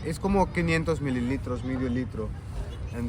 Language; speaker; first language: Spanish; non-native, learner; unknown